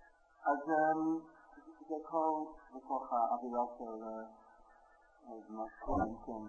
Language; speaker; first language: Hebrew; non-native, fluent; English